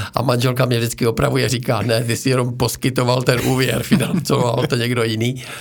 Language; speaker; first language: Czech; native; Czech